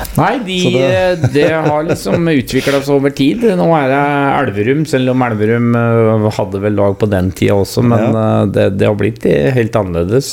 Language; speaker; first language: Norwegian; native; Norwegian